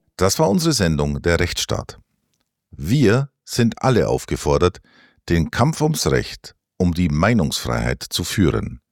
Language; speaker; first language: German; native; German